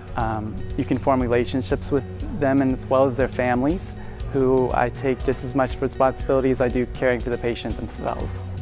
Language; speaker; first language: English; native; English